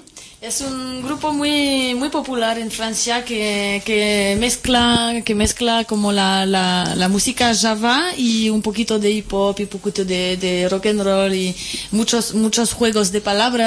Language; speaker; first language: Spanish; non-native, fluent; French